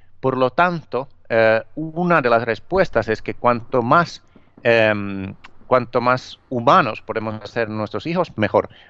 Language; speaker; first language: Spanish; non-native, fluent; Finnish